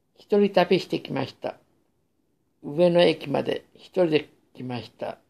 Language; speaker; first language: Japanese; native; Japanese